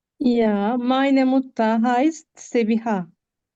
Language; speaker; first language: German; non-native, learner; Turkish